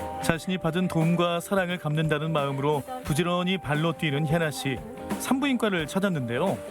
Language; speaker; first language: Korean; native; Korean